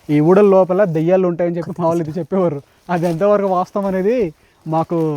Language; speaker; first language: Telugu; native; Telugu